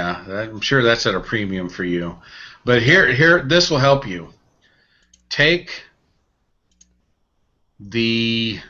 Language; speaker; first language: English; native; English